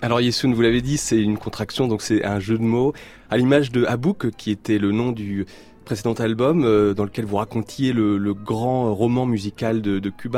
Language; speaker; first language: French; native; French